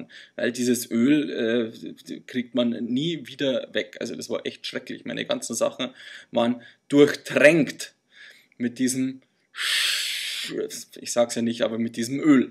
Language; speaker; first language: German; native; German